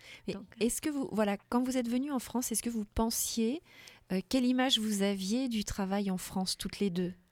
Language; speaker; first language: French; native; French